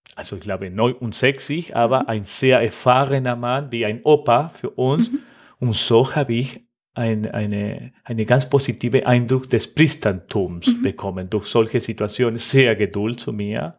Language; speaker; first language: German; non-native, fluent; Spanish